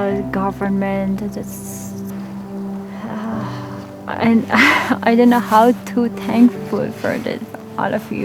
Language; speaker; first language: English; non-native, learner; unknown